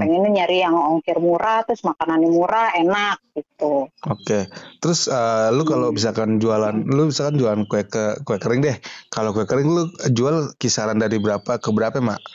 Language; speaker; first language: Indonesian; native; Indonesian